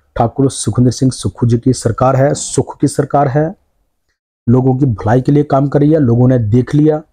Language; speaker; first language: Hindi; native; Hindi